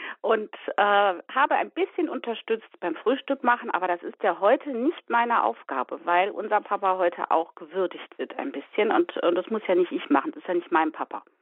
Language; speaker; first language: German; native; German